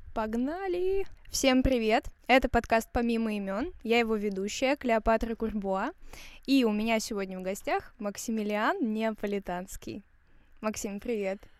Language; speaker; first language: Russian; native; Russian